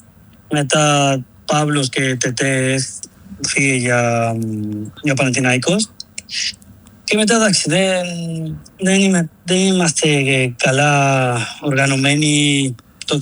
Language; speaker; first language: Greek; non-native, learner; Spanish